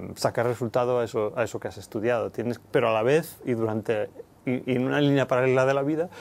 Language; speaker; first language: Spanish; native; Spanish